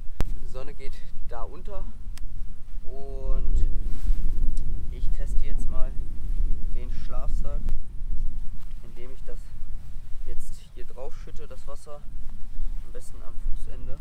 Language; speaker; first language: German; native; German